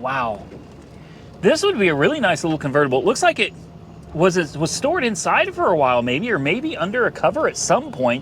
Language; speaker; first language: English; native; English